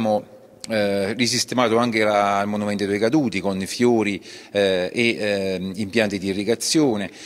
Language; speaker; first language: Italian; native; Italian